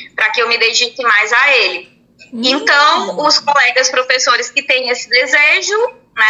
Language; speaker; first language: Portuguese; native; Portuguese